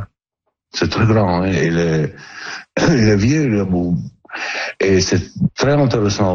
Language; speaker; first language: French; non-native, learner; Italian